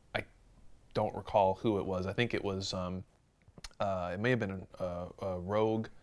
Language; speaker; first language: English; native; English